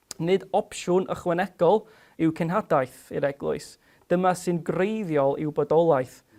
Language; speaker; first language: Welsh; non-native, fluent; English